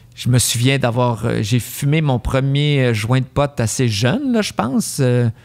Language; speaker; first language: French; native; French